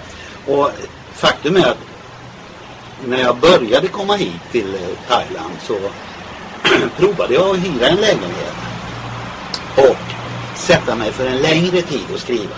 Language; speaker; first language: Swedish; native; Swedish